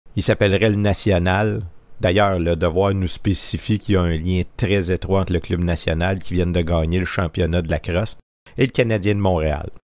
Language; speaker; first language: French; native; French